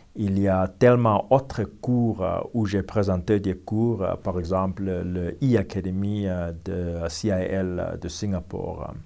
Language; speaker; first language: French; non-native, learner; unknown